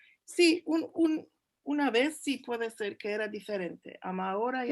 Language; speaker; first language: Spanish; early bilingual, heritage; Turkish